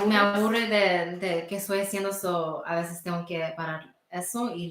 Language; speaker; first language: Spanish; early bilingual, heritage; Spanish